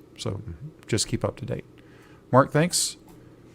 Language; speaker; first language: English; native; English